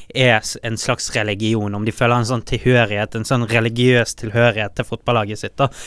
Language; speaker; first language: Norwegian; native; Norwegian